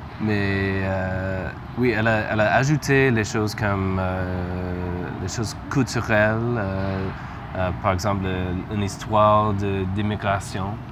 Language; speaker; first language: French; non-native, learner; English